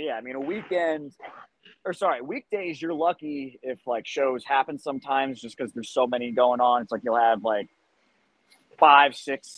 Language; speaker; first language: English; native; English